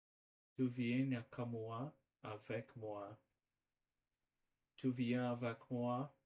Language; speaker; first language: French; non-native, learner; Portuguese